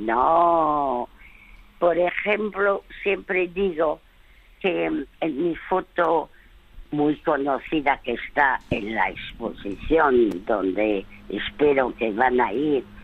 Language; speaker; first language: Spanish; early bilingual, other home language; French